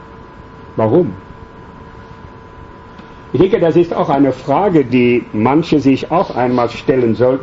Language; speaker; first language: German; native; German